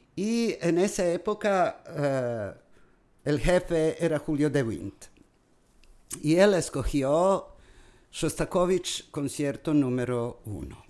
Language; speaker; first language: Spanish; non-native, fluent; Serbian